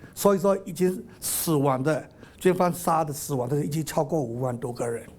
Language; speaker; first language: Chinese; non-native, fluent; Burmese